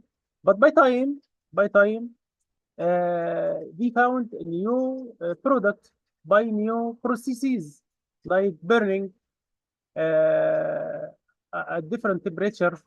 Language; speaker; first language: English; non-native, fluent; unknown